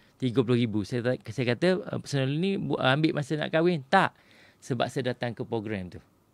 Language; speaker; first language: Malay; native; Malay